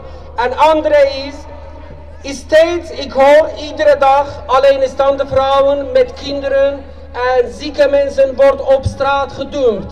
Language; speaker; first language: Dutch; non-native, fluent; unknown